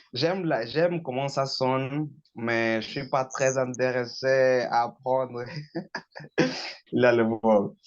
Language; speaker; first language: French; non-native, learner; Portuguese